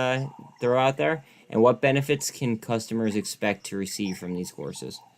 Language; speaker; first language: English; native; English